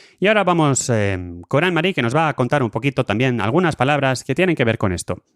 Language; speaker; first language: Spanish; native; Spanish